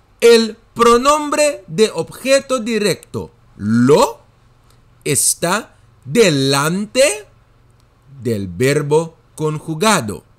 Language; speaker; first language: Spanish; non-native, fluent; Dutch